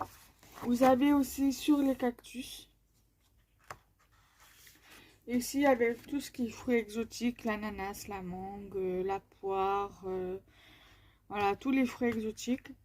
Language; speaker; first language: French; native; French